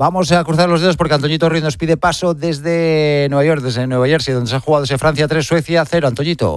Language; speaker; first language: Spanish; native; Spanish